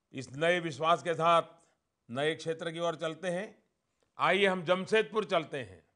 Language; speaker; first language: Hindi; non-native, local second language; Gujarati